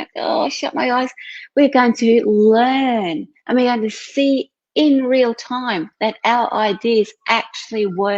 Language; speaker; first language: English; native; English